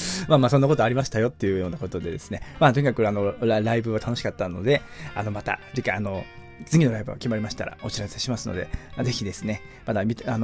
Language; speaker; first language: Japanese; native; Japanese